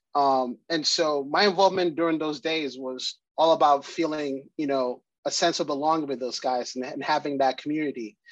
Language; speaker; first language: English; early bilingual, other home language; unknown